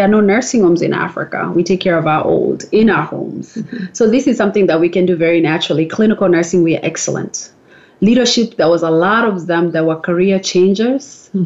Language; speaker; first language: English; non-native, local second language; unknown